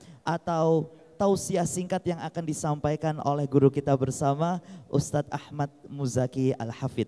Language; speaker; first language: Indonesian; native; Indonesian